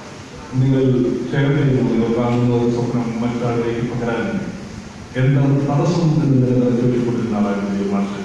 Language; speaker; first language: Malayalam; native; Malayalam